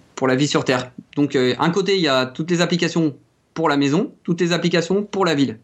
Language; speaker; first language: French; native; French